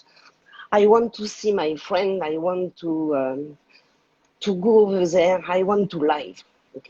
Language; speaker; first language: English; non-native, learner; French